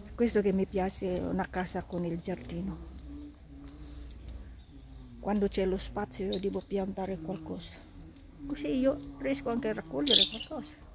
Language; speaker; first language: Italian; non-native, fluent; Cebuano